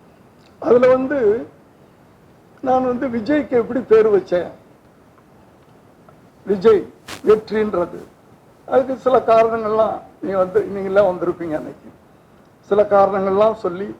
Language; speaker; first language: Tamil; native; Tamil